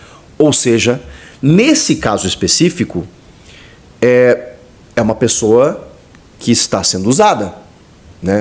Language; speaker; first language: Portuguese; native; Portuguese